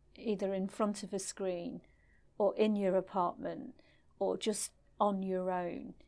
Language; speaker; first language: English; native; English